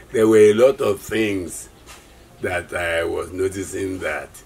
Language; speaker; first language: English; non-native, local second language; Yoruba